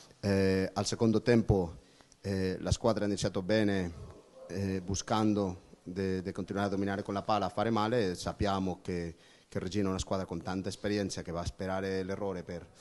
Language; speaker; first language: Italian; non-native, learner; Spanish